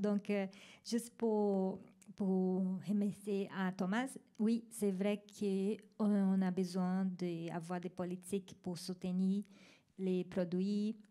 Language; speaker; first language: French; non-native, fluent; Spanish